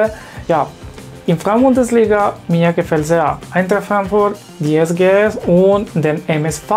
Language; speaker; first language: German; non-native, learner; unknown